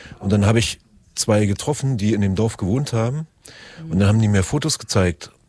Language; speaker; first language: German; native; German